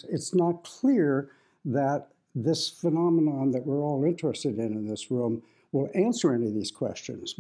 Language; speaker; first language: English; native; English